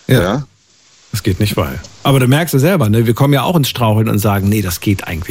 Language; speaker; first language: German; native; German